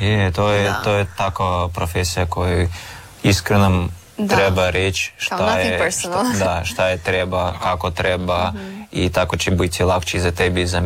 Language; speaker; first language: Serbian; non-native, learner; Russian